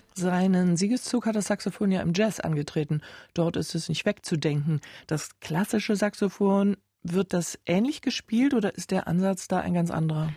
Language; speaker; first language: German; native; German